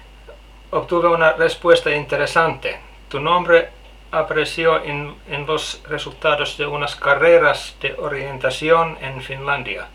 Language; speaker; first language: Spanish; non-native, learner; Finnish